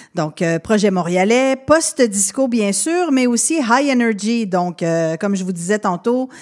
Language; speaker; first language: French; native; French